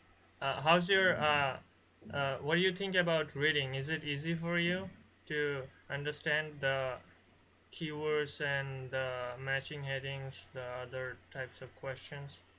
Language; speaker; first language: English; non-native, learner; Bangla